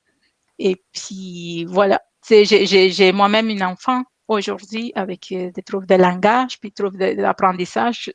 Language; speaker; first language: French; non-native, fluent; Spanish